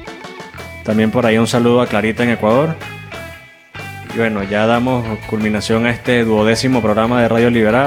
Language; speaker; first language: Spanish; native; Spanish